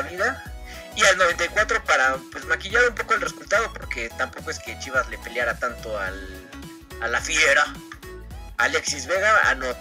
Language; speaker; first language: Spanish; native; Spanish